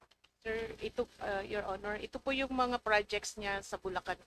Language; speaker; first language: Filipino; native; Filipino